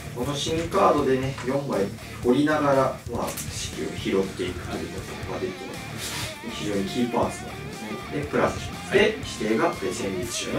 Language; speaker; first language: Japanese; native; Japanese